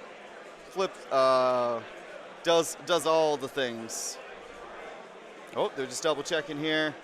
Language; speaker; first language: English; native; English